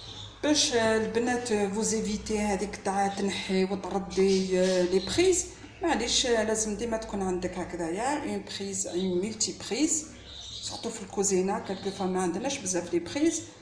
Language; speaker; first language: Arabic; native; Arabic